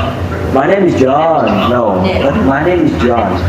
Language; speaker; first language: English; non-native, fluent; Indonesian